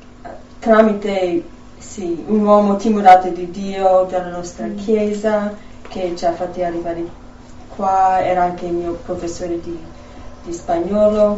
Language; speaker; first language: Italian; non-native, fluent; English